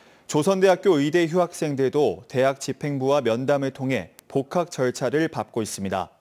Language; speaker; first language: Korean; native; Korean